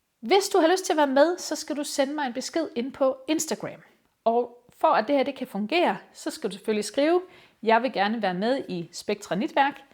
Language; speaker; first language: Danish; native; Danish